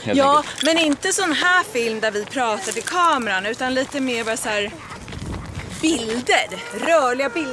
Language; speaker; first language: Swedish; native; Swedish